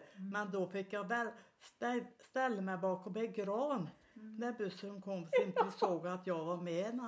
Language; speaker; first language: Swedish; native; Swedish